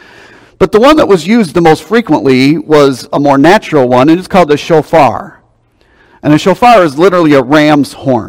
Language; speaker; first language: English; native; English